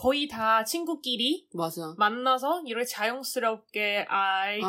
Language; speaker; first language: Korean; non-native, learner; Chinese